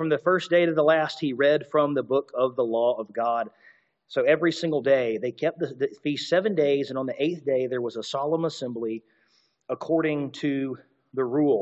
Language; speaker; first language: English; native; English